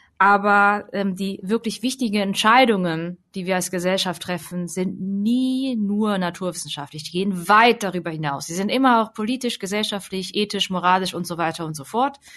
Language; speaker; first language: German; native; German